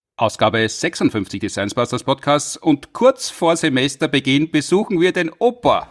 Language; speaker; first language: German; native; German